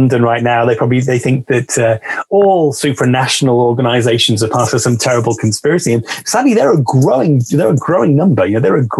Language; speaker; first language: English; native; English